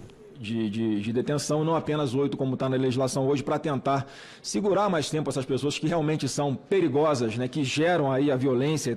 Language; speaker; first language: Portuguese; native; Portuguese